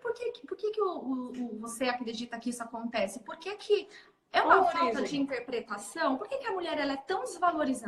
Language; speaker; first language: Portuguese; native; Portuguese